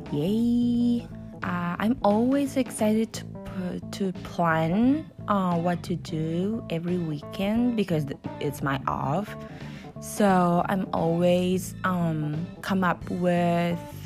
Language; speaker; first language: English; non-native, fluent; Japanese